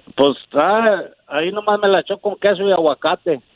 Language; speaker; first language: Spanish; native; Spanish